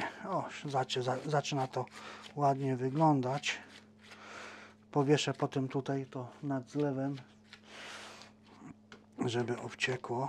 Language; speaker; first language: Polish; native; Polish